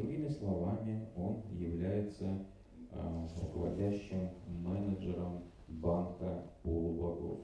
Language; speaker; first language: Russian; native; Russian